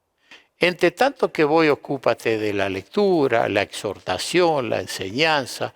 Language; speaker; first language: Spanish; native; Spanish